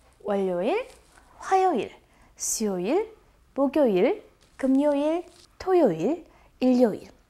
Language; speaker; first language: Korean; non-native, fluent; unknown